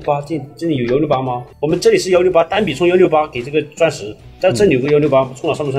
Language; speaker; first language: Chinese; native; Chinese